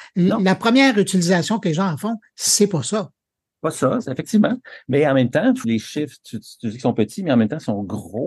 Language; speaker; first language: French; native; French